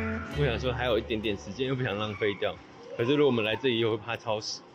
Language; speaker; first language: Chinese; native; Chinese